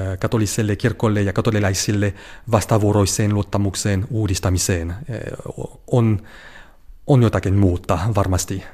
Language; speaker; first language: Finnish; non-native, fluent; French